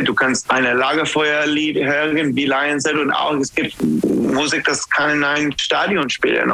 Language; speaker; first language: German; non-native, learner; English